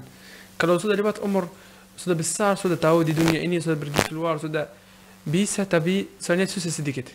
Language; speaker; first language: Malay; non-native, learner; Arabic